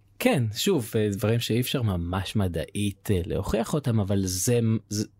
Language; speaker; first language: Hebrew; native; Hebrew